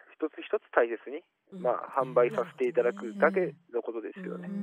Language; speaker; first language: Japanese; native; Japanese